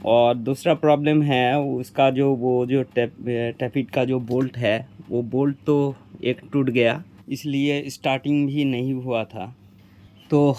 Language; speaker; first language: Hindi; non-native, local second language; Bangla